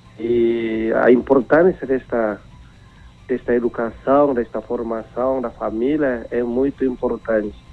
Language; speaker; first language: Portuguese; non-native, fluent; Indonesian